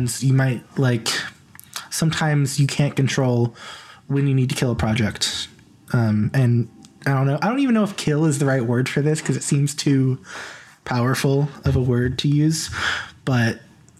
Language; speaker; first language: English; native; English